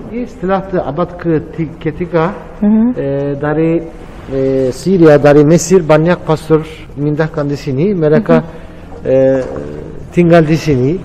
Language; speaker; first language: Indonesian; non-native, learner; Turkish